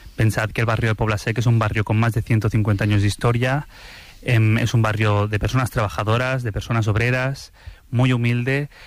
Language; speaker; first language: Spanish; early bilingual, other home language; Arabic